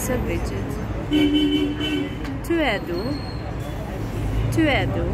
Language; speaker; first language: French; non-native, learner; Hungarian